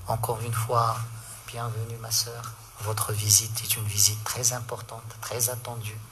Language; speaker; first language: French; non-native, local second language; Arabic